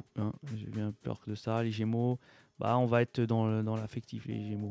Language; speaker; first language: French; native; French